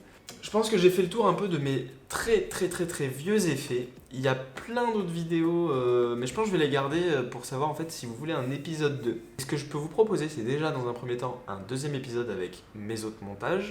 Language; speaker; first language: French; native; French